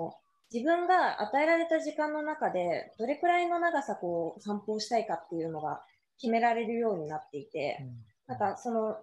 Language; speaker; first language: Japanese; native; Japanese